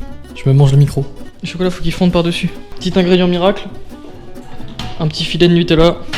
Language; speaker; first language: French; native; French